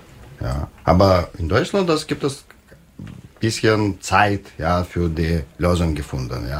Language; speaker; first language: German; non-native, learner; Russian